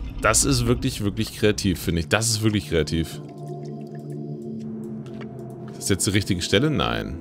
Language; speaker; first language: German; native; German